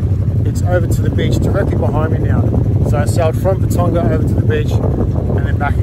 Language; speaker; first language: English; native; English